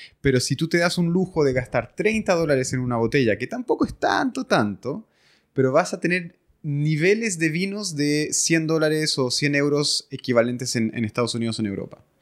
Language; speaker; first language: Spanish; early bilingual, other home language; French